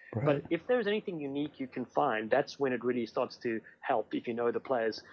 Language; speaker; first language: English; native; English